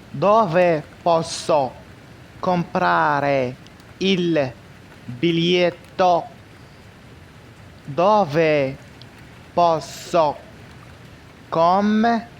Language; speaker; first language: Italian; non-native, fluent; Arabic